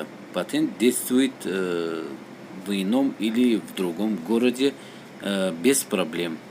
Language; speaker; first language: Russian; non-native, learner; Tajik